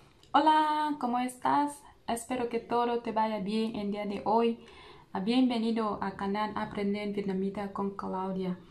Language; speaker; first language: Spanish; non-native, learner; Vietnamese